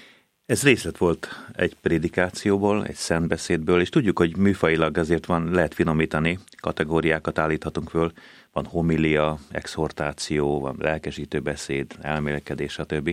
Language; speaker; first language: Hungarian; native; Hungarian